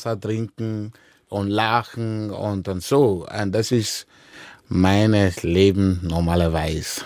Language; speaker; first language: German; non-native, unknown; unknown